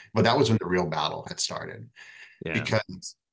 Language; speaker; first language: English; native; English